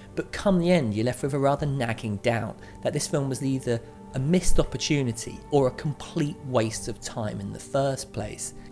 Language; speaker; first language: English; native; English